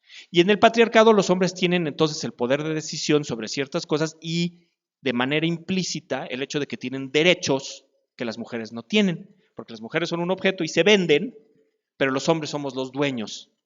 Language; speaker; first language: Spanish; native; Spanish